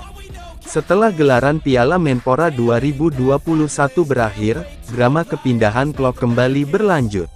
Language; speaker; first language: Indonesian; native; Indonesian